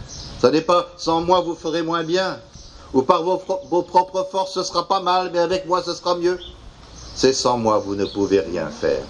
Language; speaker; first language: French; native; French